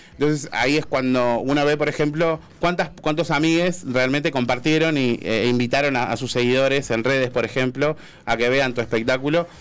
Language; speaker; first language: Spanish; native; Spanish